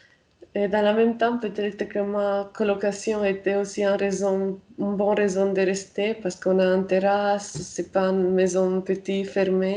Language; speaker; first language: French; non-native, fluent; Romanian